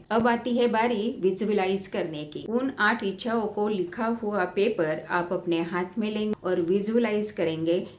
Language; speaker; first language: Hindi; native; Hindi